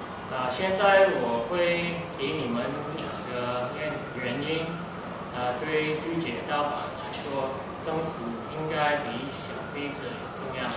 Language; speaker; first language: Chinese; non-native, learner; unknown